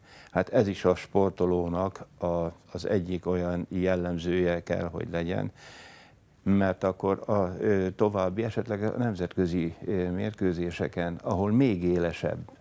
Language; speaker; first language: Hungarian; native; Hungarian